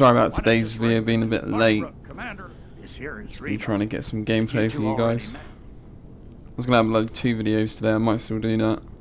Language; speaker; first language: English; native; English